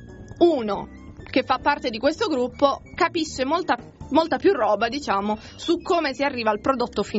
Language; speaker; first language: Italian; native; Italian